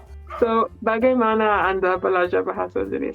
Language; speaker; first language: Indonesian; non-native, learner; English